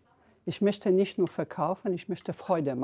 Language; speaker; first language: German; non-native, fluent; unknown